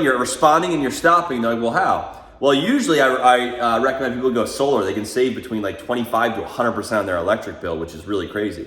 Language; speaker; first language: English; native; English